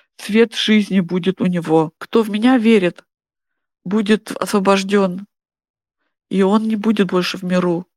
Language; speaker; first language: Russian; non-native, fluent; German